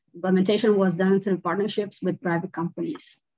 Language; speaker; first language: English; non-native, fluent; Portuguese